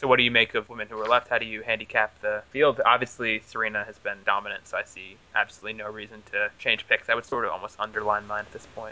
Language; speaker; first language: English; native; English